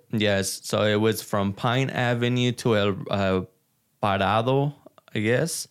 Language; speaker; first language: English; early bilingual, other home language; Spanish